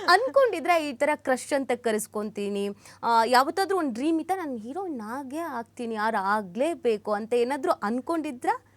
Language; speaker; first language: Kannada; native; Kannada